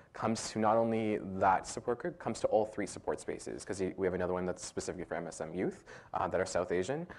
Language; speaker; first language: English; native; English